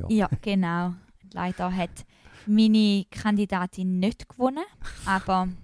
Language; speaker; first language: German; non-native, fluent; English